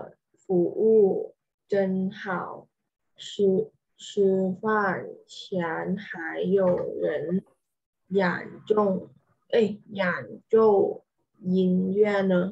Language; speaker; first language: Chinese; non-native, learner; Thai